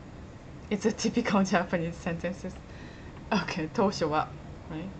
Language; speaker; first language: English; non-native, fluent; Japanese